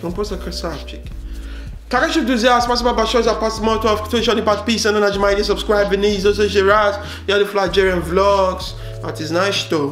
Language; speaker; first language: Russian; non-native, learner; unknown